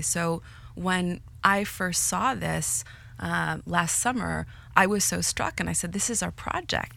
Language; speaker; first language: English; native; English